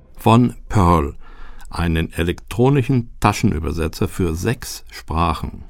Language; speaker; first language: German; native; German